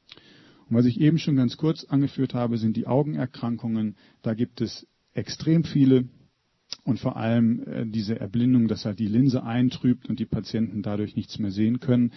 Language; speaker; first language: German; native; German